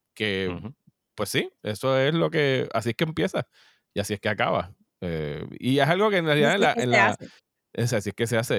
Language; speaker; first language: Spanish; native; Spanish